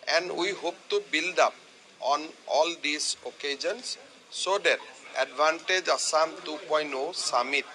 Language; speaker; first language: English; non-native, local second language; Assamese